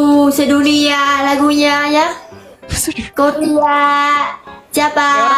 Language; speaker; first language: Indonesian; non-native, learner; Vietnamese